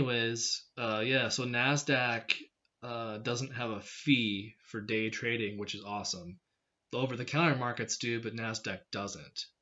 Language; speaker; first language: English; native; English